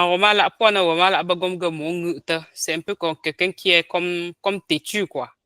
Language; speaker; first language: French; non-native, local second language; Ghomala